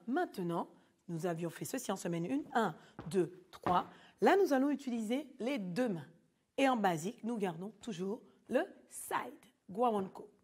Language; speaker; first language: French; native; French